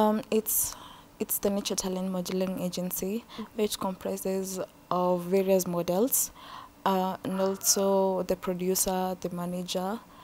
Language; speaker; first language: English; non-native, local second language; Swahili